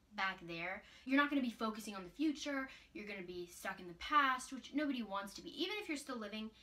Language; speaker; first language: English; native; English